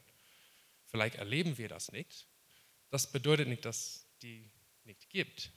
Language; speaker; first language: German; non-native, fluent; English